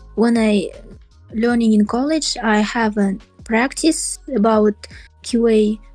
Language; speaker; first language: English; non-native, learner; Russian